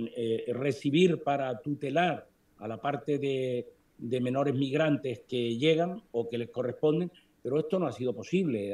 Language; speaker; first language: Spanish; native; Spanish